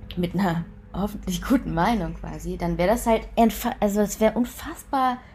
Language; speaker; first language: German; native; German